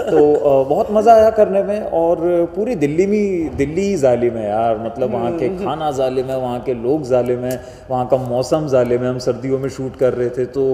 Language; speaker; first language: Hindi; native; Hindi